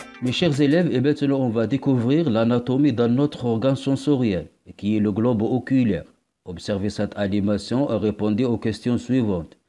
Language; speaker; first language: French; non-native, local second language; Arabic